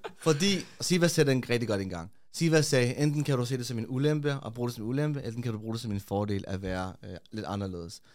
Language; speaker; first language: Danish; early bilingual, other home language; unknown